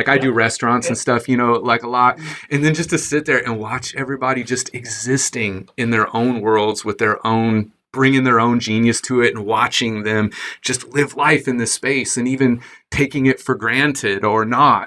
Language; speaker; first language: English; native; English